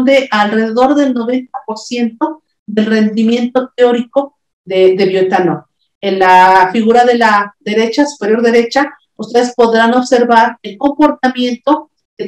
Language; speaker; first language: Spanish; native; Spanish